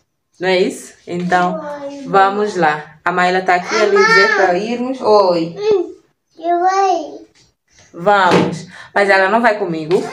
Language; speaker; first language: Portuguese; non-native, local second language; Kabuverdianu